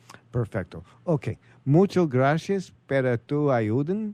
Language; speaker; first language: Spanish; non-native, learner; English